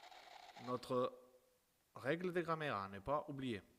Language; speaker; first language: French; non-native, fluent; Spanish